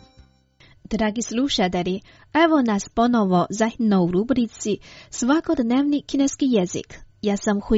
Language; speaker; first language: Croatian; non-native, fluent; Chinese